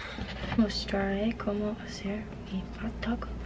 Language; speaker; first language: Spanish; non-native, learner; English